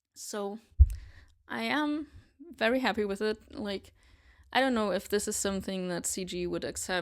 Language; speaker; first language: English; non-native, fluent; German